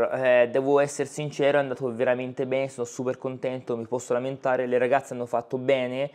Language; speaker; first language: Italian; native; Italian